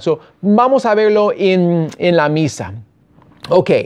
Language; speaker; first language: Spanish; non-native, fluent; English